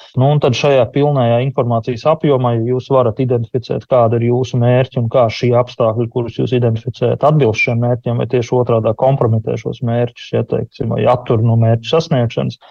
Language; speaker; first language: Latvian; native; Latvian